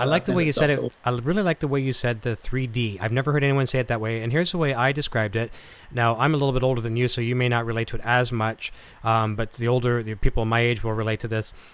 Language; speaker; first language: English; native; English